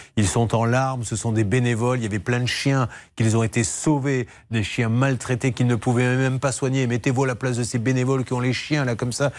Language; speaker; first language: French; native; French